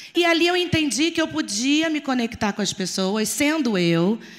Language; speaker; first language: Portuguese; native; Portuguese